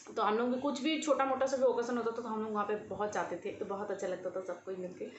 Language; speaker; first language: Hindi; non-native, local second language; Bangla